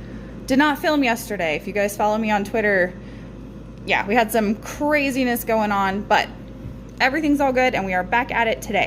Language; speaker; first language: English; native; English